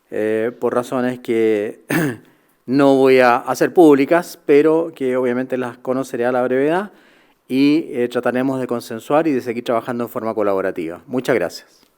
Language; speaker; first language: Spanish; native; Spanish